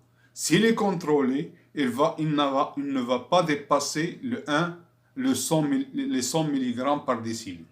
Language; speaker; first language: French; non-native, fluent; Arabic